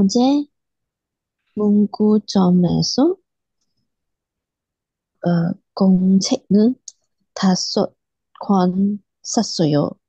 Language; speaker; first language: Korean; non-native, learner; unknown